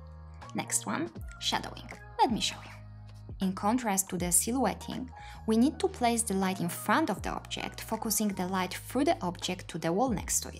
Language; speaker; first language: English; non-native, fluent; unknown